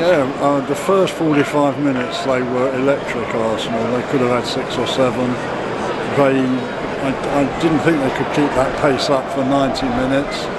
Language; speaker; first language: English; native; English